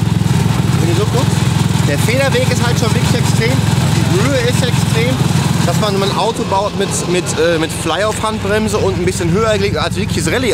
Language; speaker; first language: German; native; German